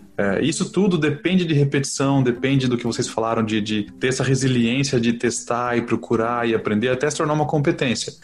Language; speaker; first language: Portuguese; native; Portuguese